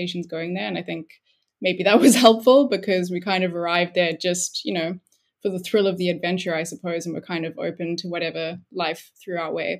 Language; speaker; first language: English; native; English